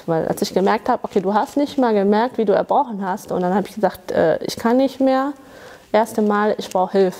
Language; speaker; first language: German; early bilingual, other home language; Tamil